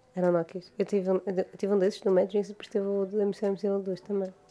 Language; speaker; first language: Portuguese; native; Portuguese